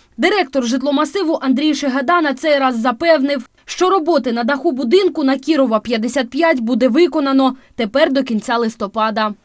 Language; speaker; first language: Ukrainian; native; Ukrainian